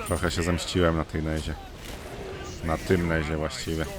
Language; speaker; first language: Polish; native; Polish